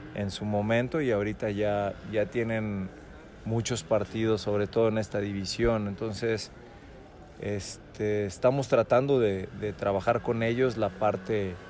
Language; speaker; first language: Spanish; native; Spanish